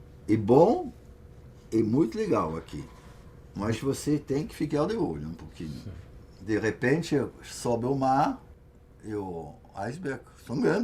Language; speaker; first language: Portuguese; non-native, fluent; French